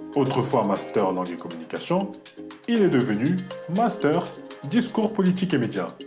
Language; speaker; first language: French; native; French